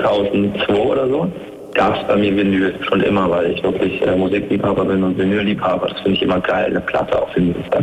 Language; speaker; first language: German; native; German